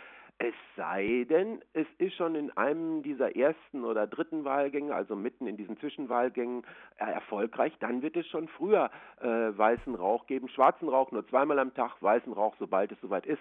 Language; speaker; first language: German; native; German